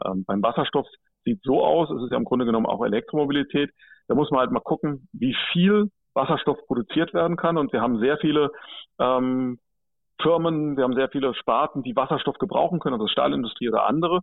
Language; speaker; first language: German; native; German